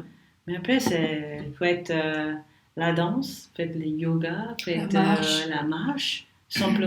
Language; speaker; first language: French; non-native, learner; English